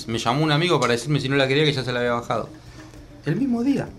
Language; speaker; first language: Spanish; native; Spanish